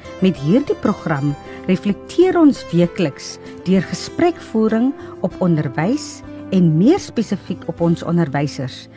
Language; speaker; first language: Afrikaans; native; Afrikaans